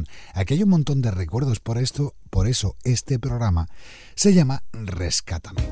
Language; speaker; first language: Spanish; native; Spanish